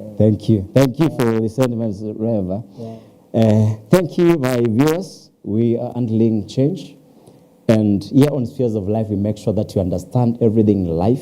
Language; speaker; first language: English; non-native, local second language; Swahili